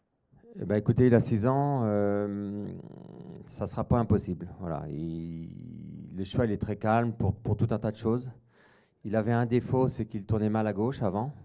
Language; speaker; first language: French; native; French